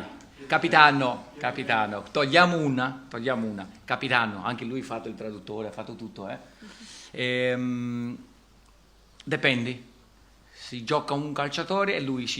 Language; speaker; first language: Italian; non-native, fluent; Portuguese